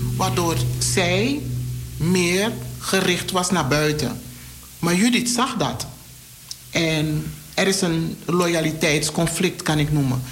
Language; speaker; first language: Dutch; native; Dutch